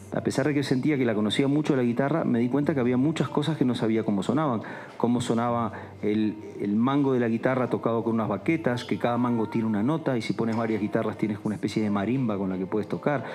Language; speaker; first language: Spanish; native; Spanish